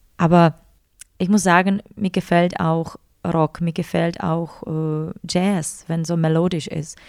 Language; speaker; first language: German; non-native, fluent; Czech